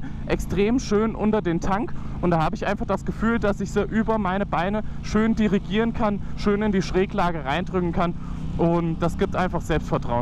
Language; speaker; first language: German; native; German